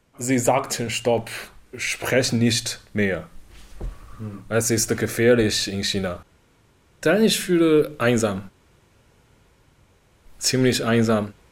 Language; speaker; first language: German; non-native, learner; Chinese